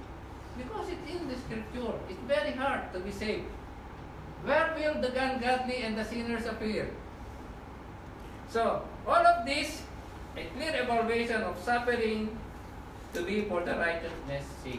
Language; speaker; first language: English; non-native, local second language; Filipino